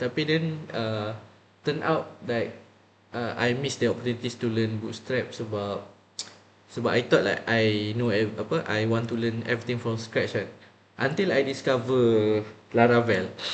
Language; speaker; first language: English; non-native, local second language; Malay